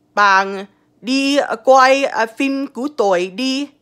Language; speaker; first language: Vietnamese; early bilingual, heritage; Vietnamese